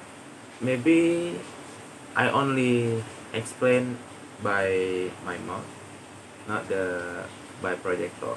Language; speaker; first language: English; non-native, learner; Indonesian